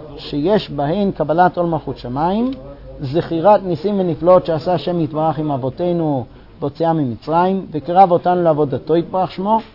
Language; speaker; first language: Hebrew; non-native, fluent; English